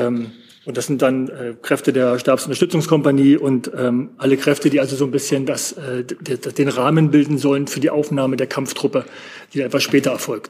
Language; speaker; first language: German; native; German